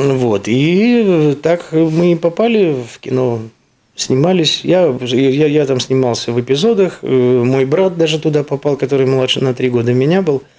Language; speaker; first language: Russian; native; Russian